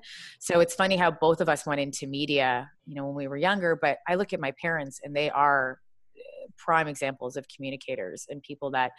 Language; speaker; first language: English; native; English